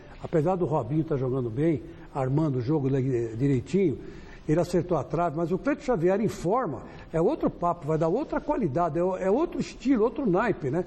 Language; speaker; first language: Portuguese; native; Portuguese